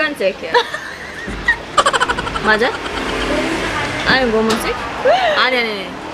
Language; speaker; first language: Korean; non-native, learner; Filipino